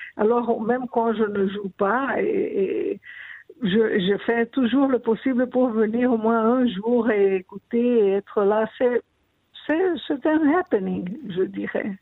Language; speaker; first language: French; non-native, fluent; Portuguese